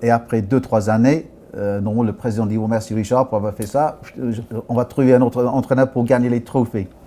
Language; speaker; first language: French; non-native, fluent; English